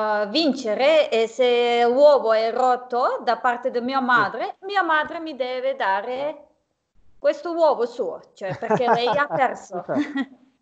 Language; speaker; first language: Italian; non-native, fluent; Serbian